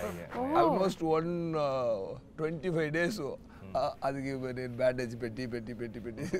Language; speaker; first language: Telugu; non-native, learner; Tamil